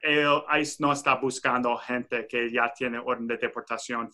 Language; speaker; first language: Spanish; non-native, fluent; English